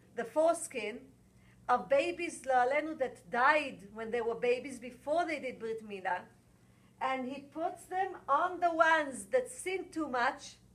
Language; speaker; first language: English; non-native, fluent; Hebrew